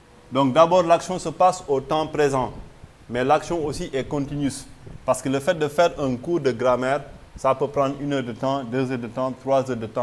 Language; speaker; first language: French; non-native, local second language; Wolof